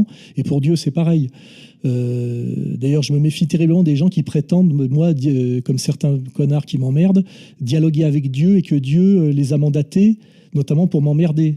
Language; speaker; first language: French; native; French